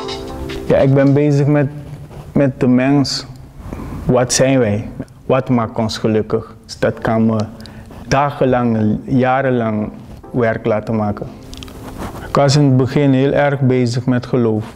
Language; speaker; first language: Dutch; non-native, local second language; Papiamento